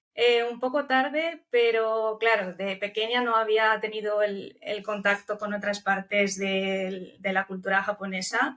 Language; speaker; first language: Spanish; early bilingual, other home language; Romanian